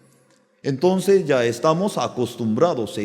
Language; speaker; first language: Spanish; non-native, learner; Korean